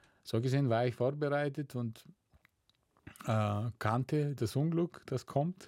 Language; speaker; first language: German; non-native, fluent; Bulgarian